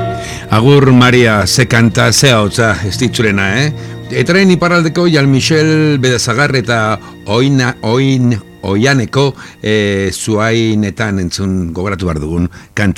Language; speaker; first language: Basque; native; Basque